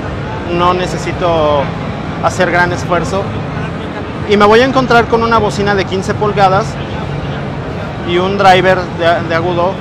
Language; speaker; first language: Spanish; native; Spanish